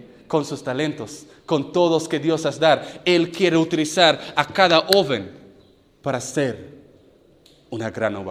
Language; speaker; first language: Spanish; non-native, learner; English